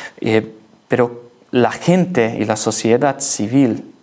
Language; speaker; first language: Spanish; non-native, learner; Hungarian